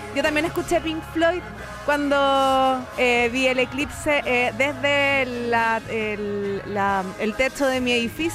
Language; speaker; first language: Spanish; native; Spanish